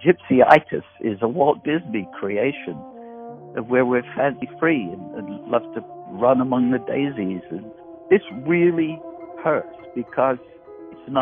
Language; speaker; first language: English; native; English